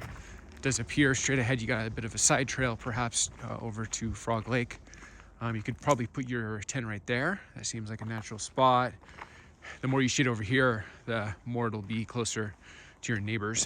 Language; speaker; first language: English; native; English